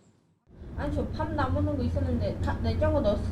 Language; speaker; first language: Korean; non-native, learner; Khmer